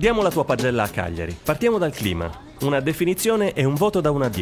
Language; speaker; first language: Italian; native; Italian